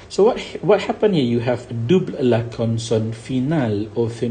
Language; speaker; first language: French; non-native, fluent; Malay